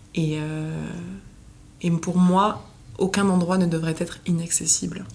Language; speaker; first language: French; native; French